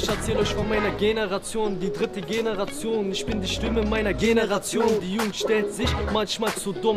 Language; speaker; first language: German; early bilingual, other home language; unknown